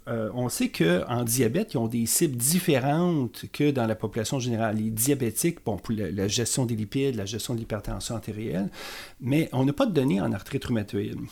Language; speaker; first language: French; native; French